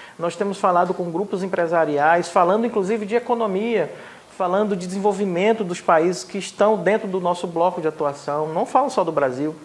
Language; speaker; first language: Portuguese; non-native, local second language; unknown